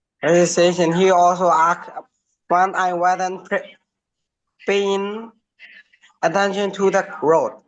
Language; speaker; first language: English; non-native, learner; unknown